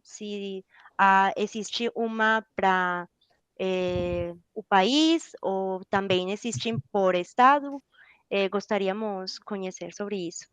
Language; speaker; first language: Portuguese; non-native, learner; Spanish